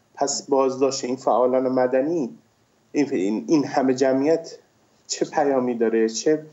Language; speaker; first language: Persian; native; Persian